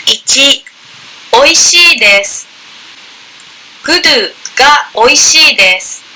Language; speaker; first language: Japanese; non-native, learner; Indonesian